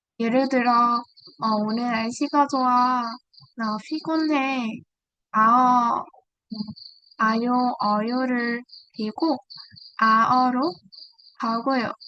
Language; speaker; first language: Korean; non-native, learner; Vietnamese